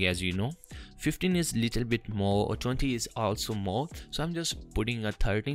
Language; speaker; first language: English; non-native, fluent; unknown